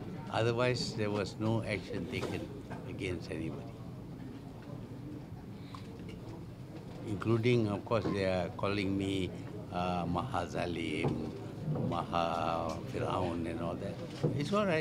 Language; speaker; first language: English; non-native, local second language; Malay